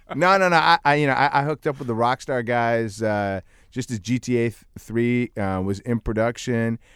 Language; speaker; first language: English; early bilingual, other home language; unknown